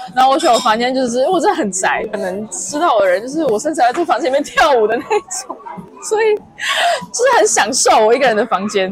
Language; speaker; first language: Chinese; native; Chinese